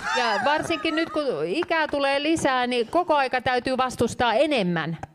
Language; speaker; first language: Finnish; native; Finnish